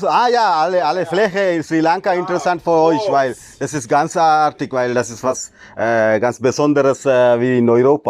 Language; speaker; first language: German; non-native, learner; Sinhala